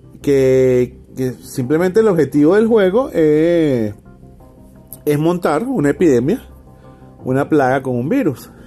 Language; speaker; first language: Spanish; native; Spanish